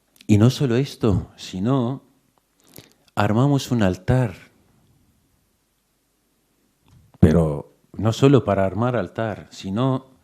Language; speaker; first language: Spanish; non-native, fluent; Arabic